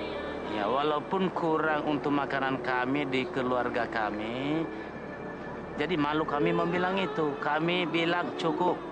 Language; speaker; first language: Indonesian; non-native, local second language; Nias